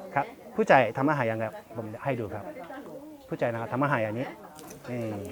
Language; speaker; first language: Thai; non-native, fluent; Japanese